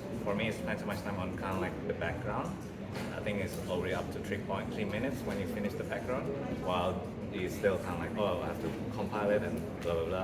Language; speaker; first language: English; non-native, fluent; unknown